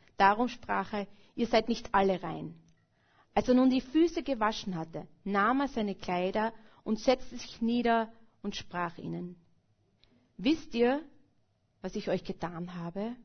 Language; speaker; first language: German; native; German